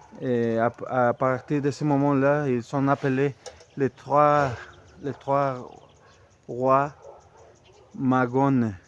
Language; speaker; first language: French; non-native, fluent; Spanish